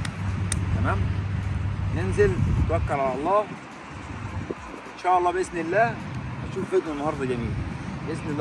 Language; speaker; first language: Arabic; native; Arabic